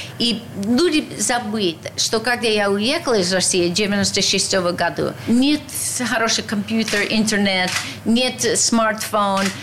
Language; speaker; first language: Russian; non-native, learner; English